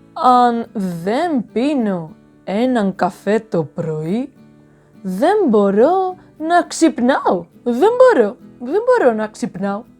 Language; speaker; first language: Greek; non-native, learner; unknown